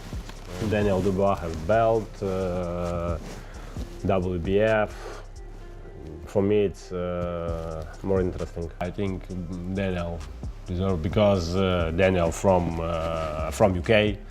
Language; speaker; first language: English; non-native, learner; Russian